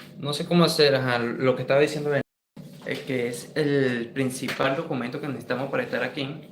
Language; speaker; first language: Spanish; native; Spanish